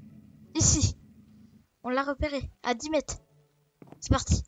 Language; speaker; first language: French; native; French